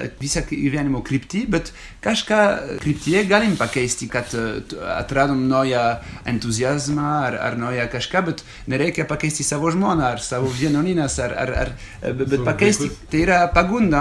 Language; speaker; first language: Lithuanian; non-native, fluent; French